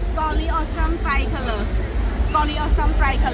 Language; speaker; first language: English; non-native, learner; Thai